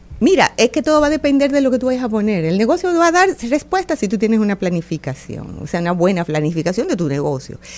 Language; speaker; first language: Spanish; native; Spanish